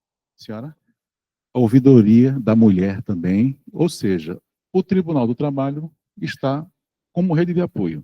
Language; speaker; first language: Portuguese; native; Portuguese